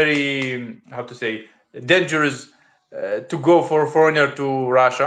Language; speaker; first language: English; non-native, learner; Russian